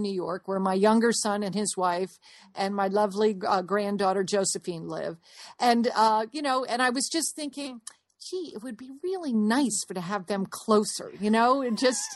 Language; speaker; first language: English; native; English